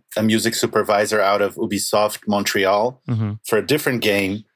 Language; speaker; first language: English; non-native, fluent; Portuguese